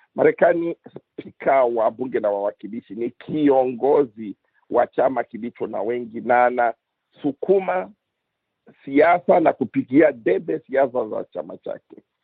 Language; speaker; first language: Swahili; non-native, local second language; Luyia